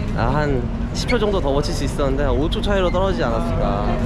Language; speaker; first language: Korean; native; Korean